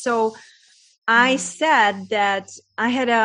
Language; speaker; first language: English; non-native, fluent; Czech